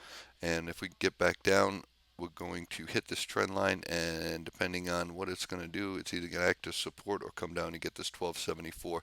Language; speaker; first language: English; native; English